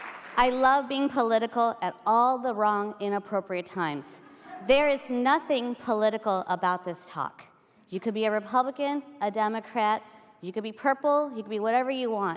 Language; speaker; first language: English; native; English